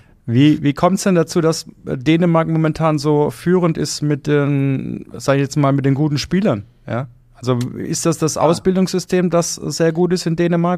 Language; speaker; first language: German; native; German